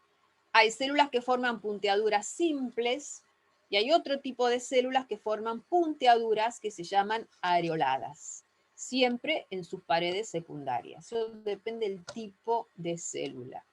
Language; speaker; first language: Spanish; native; Spanish